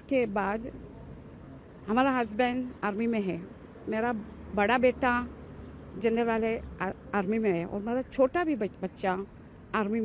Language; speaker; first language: Hindi; early bilingual, heritage; Hindi